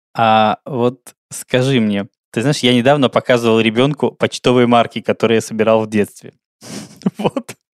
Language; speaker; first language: Russian; native; Russian